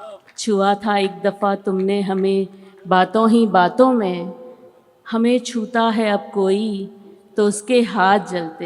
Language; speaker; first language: Hindi; native; Hindi